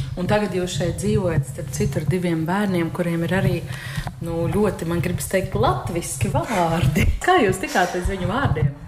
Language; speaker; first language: Latvian; native; Latvian